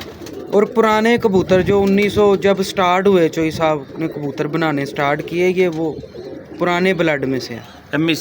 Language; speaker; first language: Hindi; non-native, local second language; Punjabi